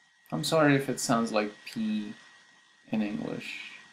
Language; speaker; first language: English; non-native, fluent; Portuguese